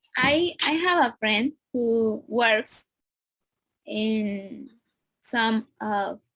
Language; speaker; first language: English; non-native, learner; Spanish